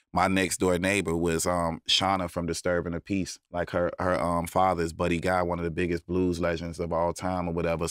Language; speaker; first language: English; native; English